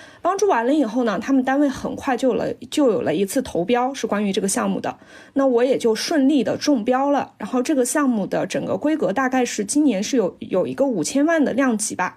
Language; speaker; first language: Chinese; native; Chinese